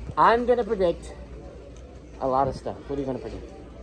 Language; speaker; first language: English; native; English